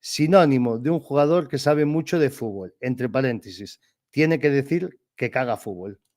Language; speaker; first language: Spanish; non-native, local second language; Galician